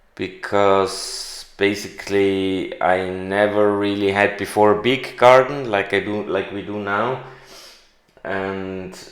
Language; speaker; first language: English; non-native, fluent; German